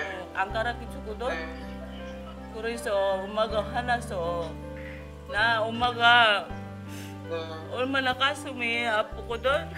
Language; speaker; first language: Korean; non-native, learner; Filipino